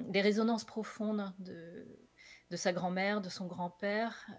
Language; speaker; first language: French; native; French